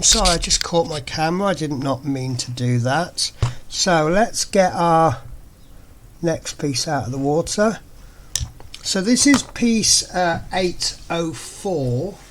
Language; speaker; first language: English; native; English